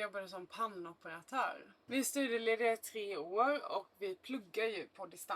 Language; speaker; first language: Swedish; native; Swedish